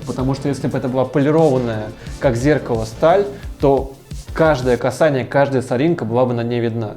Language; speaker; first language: Russian; native; Russian